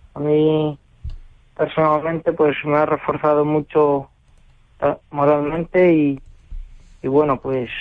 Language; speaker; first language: Spanish; native; Spanish